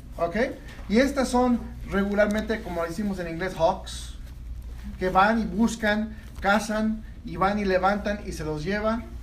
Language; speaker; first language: Spanish; early bilingual, heritage; Spanish